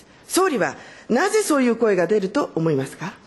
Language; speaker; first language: Japanese; native; Japanese